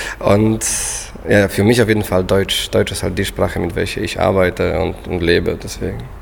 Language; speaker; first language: German; non-native, fluent; Polish